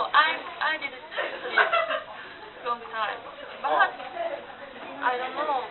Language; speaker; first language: English; non-native, learner; Japanese